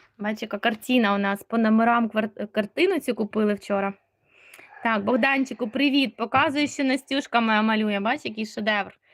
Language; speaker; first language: Ukrainian; native; Ukrainian